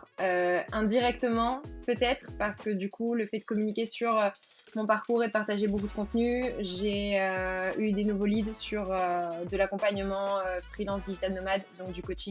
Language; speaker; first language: French; native; French